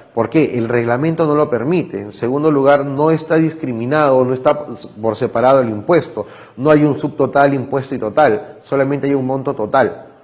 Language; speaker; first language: Spanish; native; Spanish